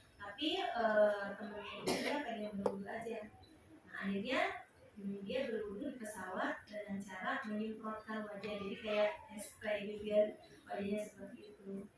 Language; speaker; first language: Indonesian; non-native, local second language; Sundanese